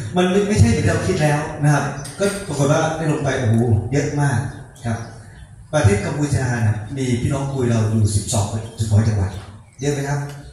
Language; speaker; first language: Thai; non-native, local second language; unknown